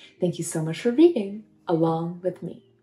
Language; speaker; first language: English; native; English